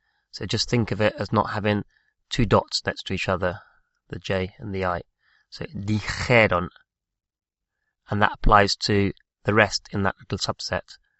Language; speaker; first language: English; native; English